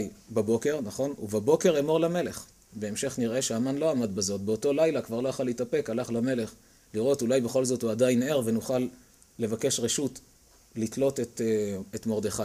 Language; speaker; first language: Hebrew; native; Hebrew